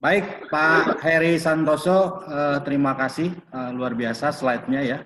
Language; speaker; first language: Indonesian; native; Indonesian